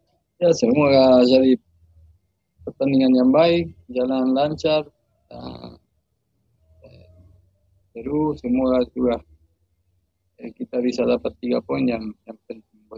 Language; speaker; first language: Indonesian; non-native, fluent; Spanish